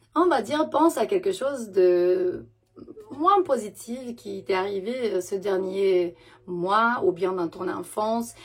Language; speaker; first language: French; non-native, fluent; Romanian